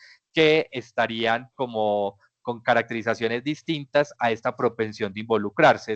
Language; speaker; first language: Spanish; native; Spanish